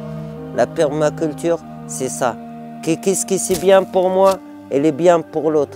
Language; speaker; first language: French; non-native, learner; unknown